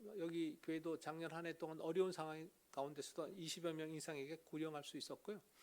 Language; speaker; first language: Korean; native; Korean